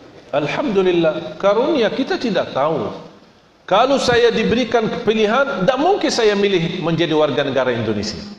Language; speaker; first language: Indonesian; non-native, fluent; Arabic